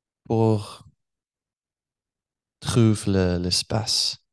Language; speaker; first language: French; non-native, learner; English